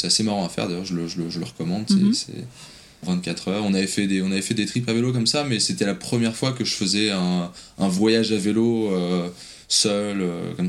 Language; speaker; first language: French; native; French